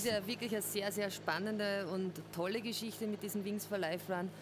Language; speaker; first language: German; native; German